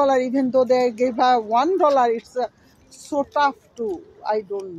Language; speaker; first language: English; non-native, learner; Bangla